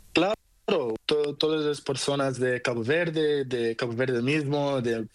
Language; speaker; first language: Spanish; non-native, learner; Portuguese